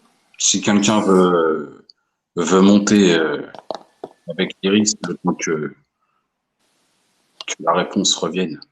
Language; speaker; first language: French; native; French